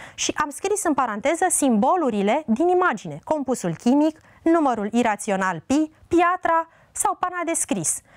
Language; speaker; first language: Romanian; native; Romanian